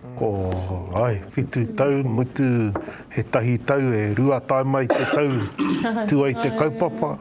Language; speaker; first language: Māori; native; Māori